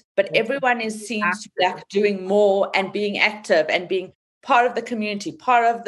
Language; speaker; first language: English; native; English